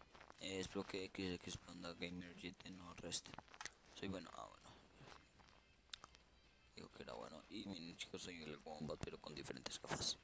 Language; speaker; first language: Spanish; native; Spanish